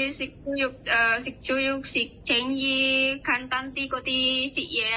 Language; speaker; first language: Cantonese; non-native, learner; Indonesian